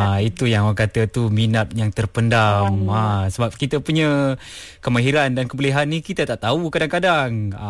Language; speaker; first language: Malay; non-native, local second language; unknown